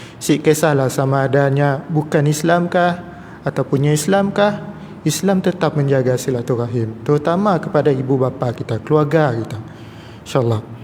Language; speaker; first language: Malay; native; Malay